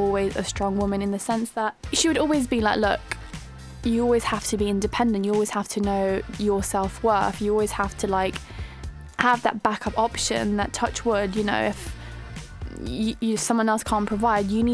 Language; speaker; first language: English; native; English